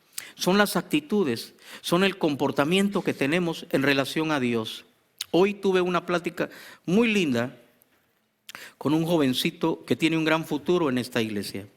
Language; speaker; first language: Spanish; native; Spanish